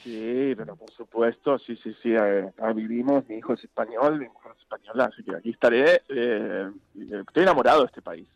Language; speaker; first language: Spanish; native; Spanish